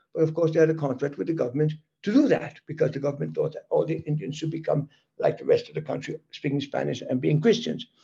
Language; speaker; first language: English; early bilingual, other home language; German